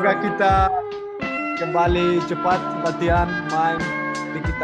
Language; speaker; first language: Indonesian; non-native, learner; Dutch